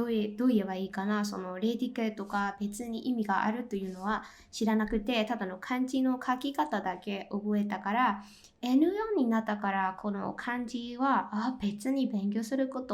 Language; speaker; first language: Japanese; non-native, fluent; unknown